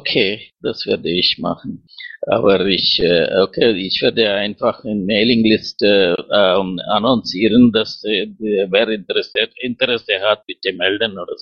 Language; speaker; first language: German; non-native, fluent; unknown